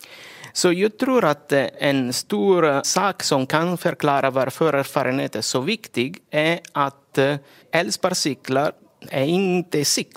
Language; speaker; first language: Swedish; non-native, fluent; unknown